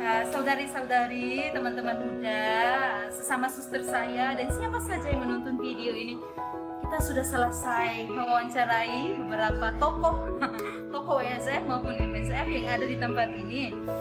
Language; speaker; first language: Indonesian; non-native, fluent; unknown